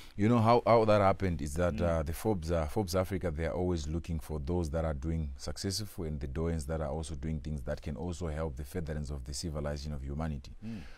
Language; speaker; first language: English; non-native, local second language; Shona